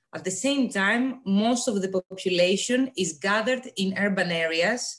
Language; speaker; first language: English; non-native, fluent; Greek